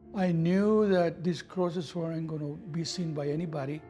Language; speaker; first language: English; non-native, fluent; Spanish